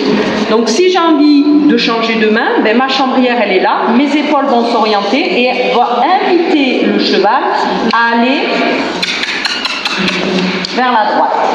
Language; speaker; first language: French; native; French